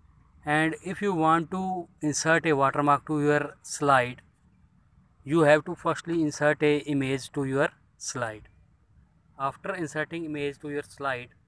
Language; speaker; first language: English; non-native, local second language; Hindi